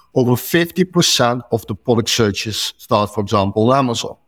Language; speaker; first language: English; non-native, fluent; Dutch